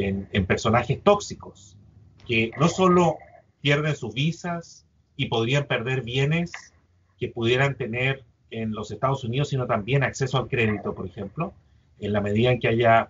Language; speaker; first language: Spanish; native; Spanish